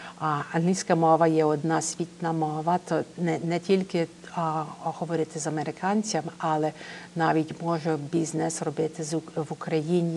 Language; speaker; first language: Ukrainian; early bilingual, heritage; English